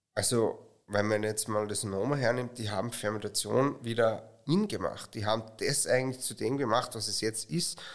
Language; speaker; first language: German; native; German